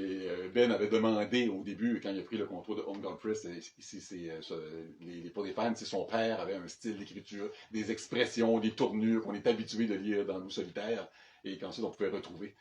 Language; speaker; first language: French; native; French